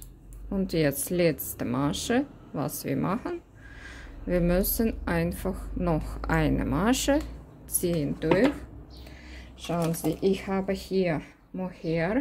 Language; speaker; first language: German; non-native, learner; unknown